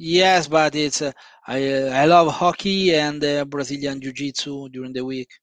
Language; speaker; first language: English; non-native, fluent; Italian